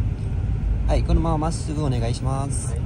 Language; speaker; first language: Japanese; non-native, fluent; Nepali